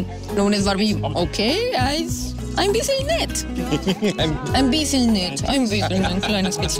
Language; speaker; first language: German; non-native, fluent; Spanish